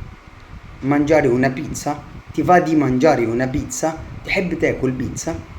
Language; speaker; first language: Italian; non-native, fluent; Arabic